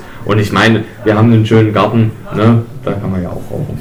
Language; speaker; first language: German; native; German